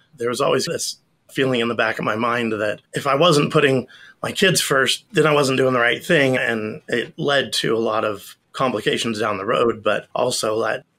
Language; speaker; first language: English; native; English